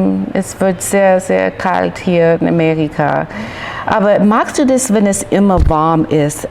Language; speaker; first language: German; non-native, learner; English